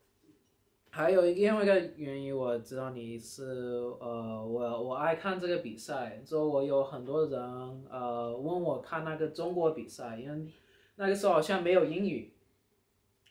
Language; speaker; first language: Chinese; early bilingual, heritage; Chinese